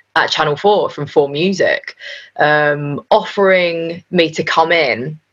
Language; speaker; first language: English; native; English